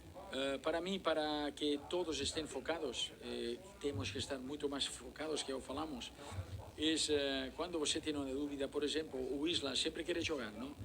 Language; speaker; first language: Portuguese; non-native, learner; Spanish